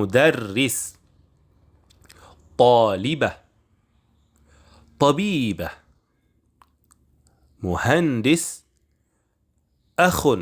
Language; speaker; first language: Arabic; non-native, fluent; Indonesian